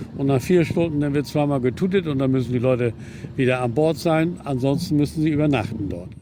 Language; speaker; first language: German; native; German